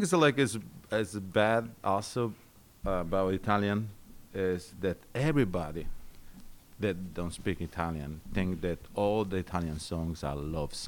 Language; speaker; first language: English; non-native, learner; Italian